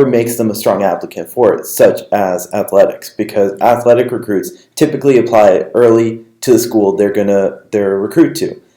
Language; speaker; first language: English; native; English